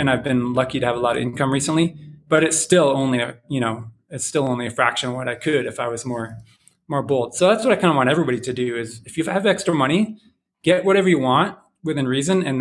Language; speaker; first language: English; native; English